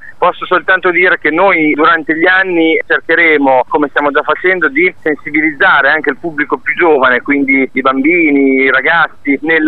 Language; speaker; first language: Italian; native; Italian